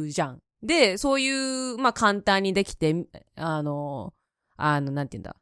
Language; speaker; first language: Japanese; native; Japanese